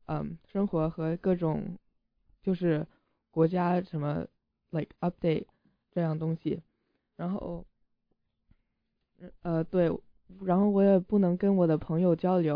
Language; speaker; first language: Chinese; early bilingual, heritage; Chinese